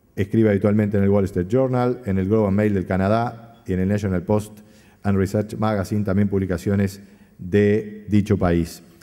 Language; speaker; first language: Spanish; native; Spanish